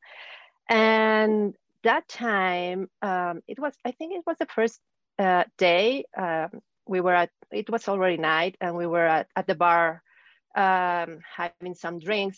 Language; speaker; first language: English; native; English